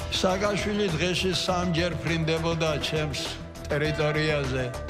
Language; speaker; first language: Georgian; native; Georgian